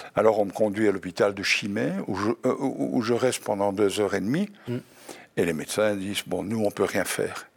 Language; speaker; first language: French; native; French